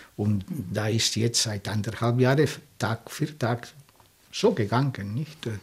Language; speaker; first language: German; non-native, fluent; French